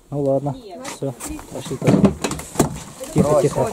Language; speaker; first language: Russian; native; Russian